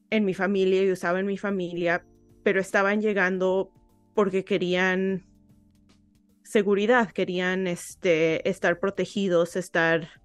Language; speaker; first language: Spanish; early bilingual, heritage; Spanish